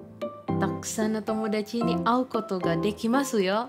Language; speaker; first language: Japanese; non-native, learner; Indonesian